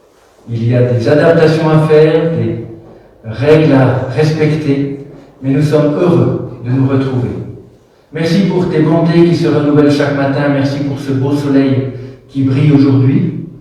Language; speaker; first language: French; native; French